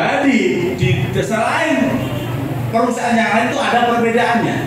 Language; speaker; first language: Indonesian; native; Indonesian